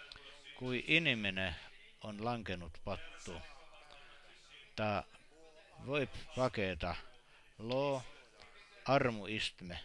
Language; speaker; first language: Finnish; non-native, learner; Estonian